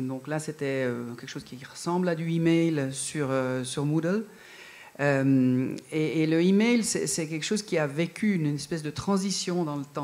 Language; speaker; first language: French; native; French